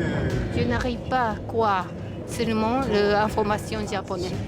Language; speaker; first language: French; non-native, fluent; Japanese